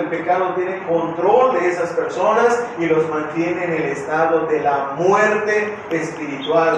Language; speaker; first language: Spanish; native; Spanish